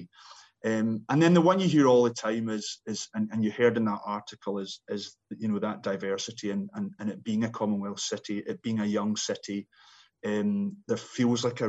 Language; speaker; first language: English; native; English